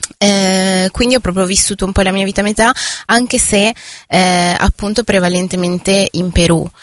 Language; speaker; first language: Italian; early bilingual, other home language; Spanish